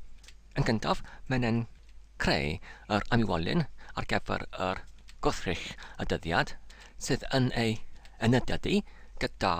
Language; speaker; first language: Welsh; non-native, learner; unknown